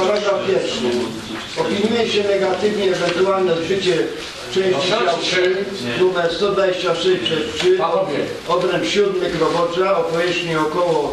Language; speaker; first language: Polish; native; Polish